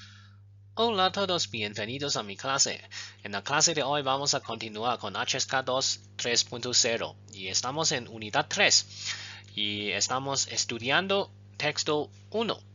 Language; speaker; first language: Spanish; non-native, fluent; Chinese